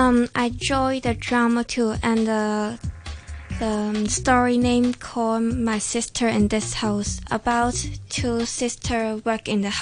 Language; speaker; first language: English; non-native, learner; Cantonese